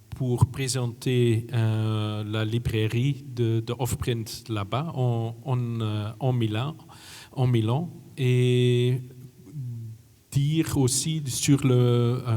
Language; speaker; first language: French; non-native, fluent; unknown